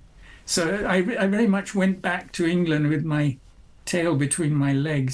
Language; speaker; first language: English; native; English